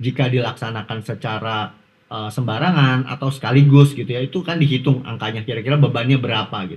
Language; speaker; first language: Indonesian; native; Indonesian